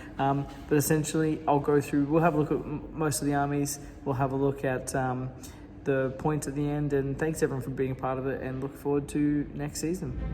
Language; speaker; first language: English; native; English